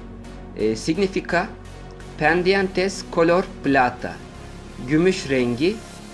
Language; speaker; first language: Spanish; non-native, fluent; Turkish